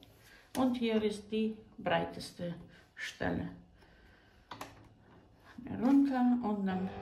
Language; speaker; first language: German; non-native, fluent; Croatian